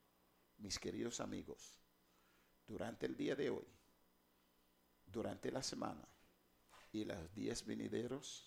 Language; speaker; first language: Spanish; non-native, fluent; English